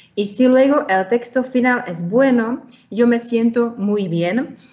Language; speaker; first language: Spanish; non-native, fluent; Czech